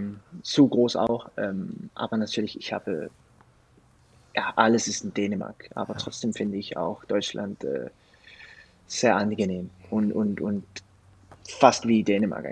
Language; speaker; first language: German; non-native, learner; Danish